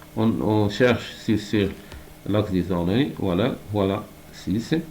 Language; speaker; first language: French; non-native, local second language; Arabic